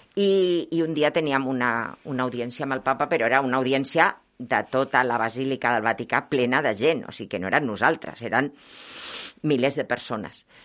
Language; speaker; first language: Catalan; non-native, local second language; Spanish